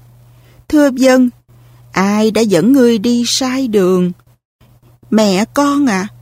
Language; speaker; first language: Vietnamese; native; Vietnamese